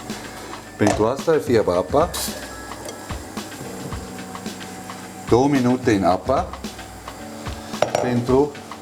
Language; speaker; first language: Romanian; non-native, learner; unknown